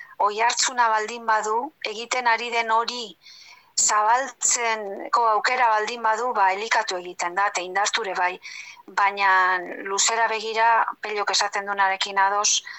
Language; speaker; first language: Basque; native; Basque